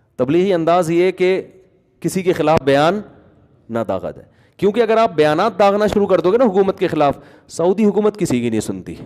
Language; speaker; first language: Urdu; native; Urdu